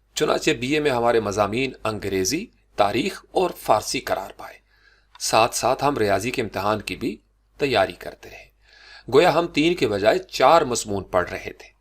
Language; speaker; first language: Urdu; non-native, local second language; Punjabi